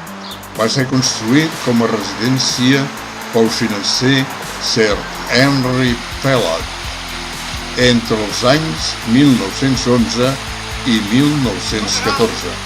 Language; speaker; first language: Catalan; native; Catalan